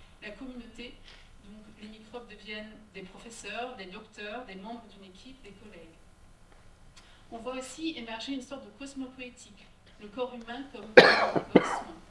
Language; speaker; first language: French; native; French